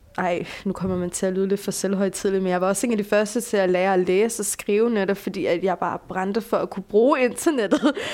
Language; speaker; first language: Danish; early bilingual, other home language; Bulgarian